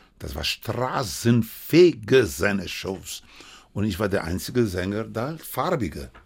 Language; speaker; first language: German; non-native, fluent; Spanish